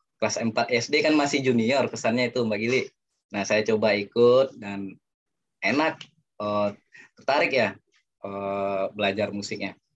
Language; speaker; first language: Indonesian; non-native, local second language; Minangkabau